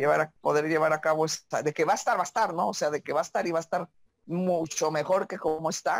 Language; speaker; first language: Spanish; native; Spanish